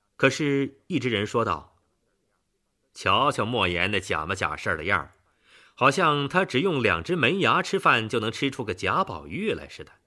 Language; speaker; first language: Chinese; native; Chinese